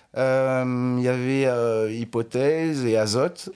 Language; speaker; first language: French; native; French